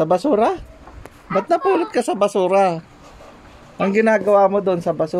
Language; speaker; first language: Filipino; native; Filipino